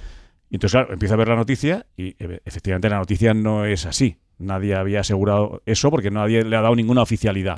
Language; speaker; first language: Spanish; native; Spanish